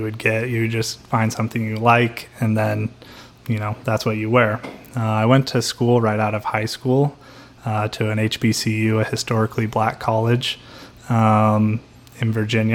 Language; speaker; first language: English; native; English